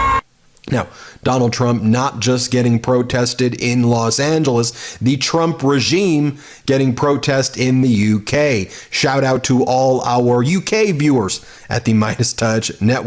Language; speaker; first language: English; native; English